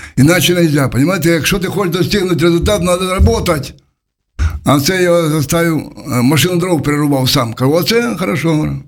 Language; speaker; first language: Ukrainian; native; Ukrainian